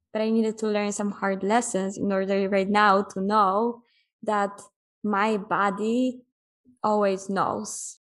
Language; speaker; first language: English; non-native, fluent; Polish